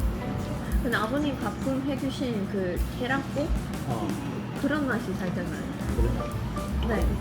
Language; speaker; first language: Korean; non-native, fluent; Swedish